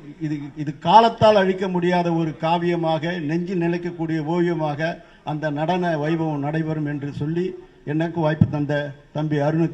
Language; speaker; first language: Tamil; native; Tamil